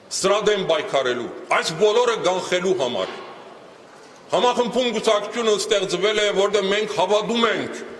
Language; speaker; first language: Armenian; early bilingual, heritage; Armenian